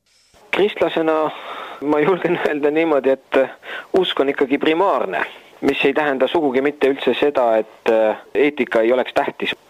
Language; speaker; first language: Estonian; native; Estonian